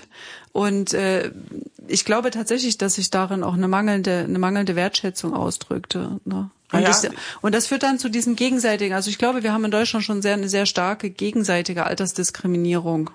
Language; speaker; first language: German; native; German